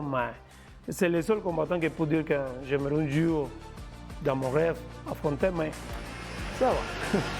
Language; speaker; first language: French; non-native, fluent; Spanish